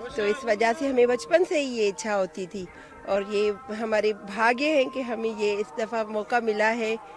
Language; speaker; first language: Urdu; non-native, local second language; Sindhi